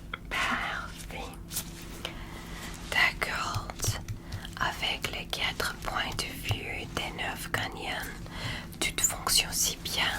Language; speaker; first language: French; non-native, learner; English